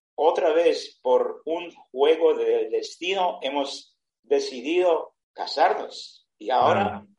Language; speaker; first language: Spanish; non-native, fluent; Serbian